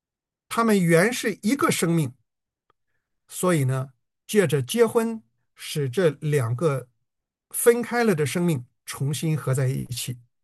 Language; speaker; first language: Chinese; native; Chinese